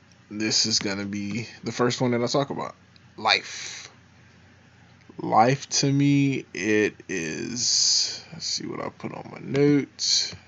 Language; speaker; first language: English; native; English